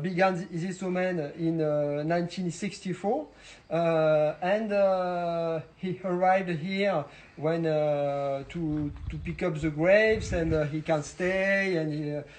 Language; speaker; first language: English; non-native, learner; French